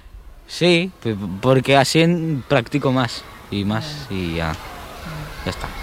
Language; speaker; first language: Catalan; early bilingual, other home language; Polish